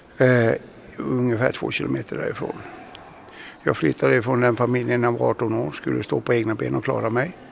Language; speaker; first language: Swedish; native; Swedish